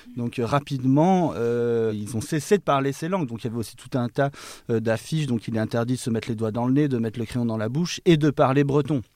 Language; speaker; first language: French; native; French